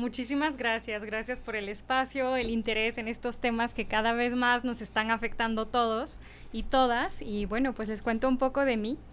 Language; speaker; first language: Spanish; early bilingual, heritage; Spanish